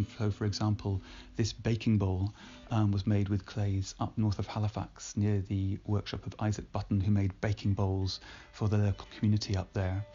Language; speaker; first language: English; native; English